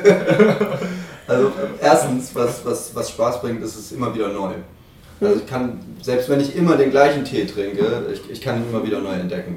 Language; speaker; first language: German; native; German